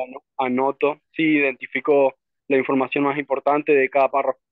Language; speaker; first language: Spanish; native; Spanish